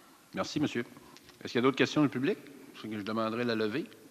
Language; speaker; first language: French; native; French